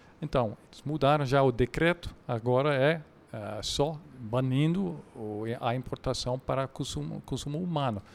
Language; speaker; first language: Portuguese; non-native, fluent; Dutch